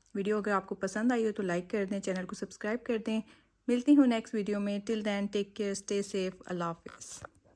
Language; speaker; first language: Urdu; native; Urdu